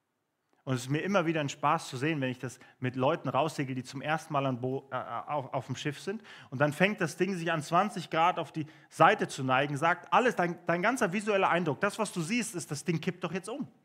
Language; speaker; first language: German; native; German